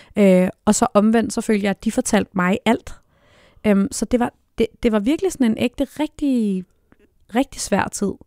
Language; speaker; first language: Danish; native; Danish